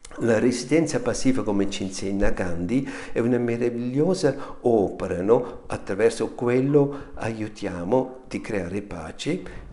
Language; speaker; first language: Italian; non-native, fluent; German